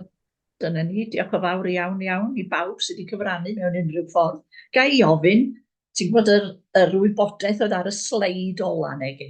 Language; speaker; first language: Welsh; native; Welsh